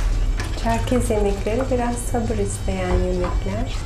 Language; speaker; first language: Turkish; native; Turkish